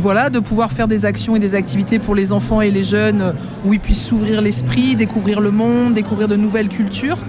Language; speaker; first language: French; native; French